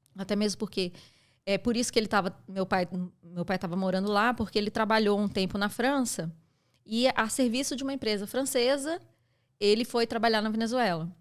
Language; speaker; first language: Portuguese; native; Portuguese